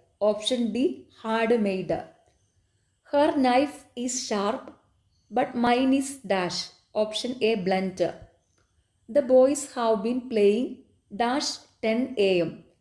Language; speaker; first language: English; non-native, local second language; Malayalam